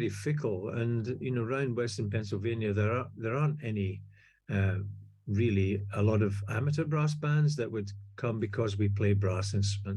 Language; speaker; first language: English; native; English